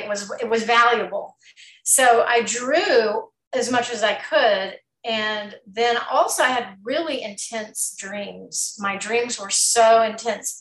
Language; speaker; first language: English; native; English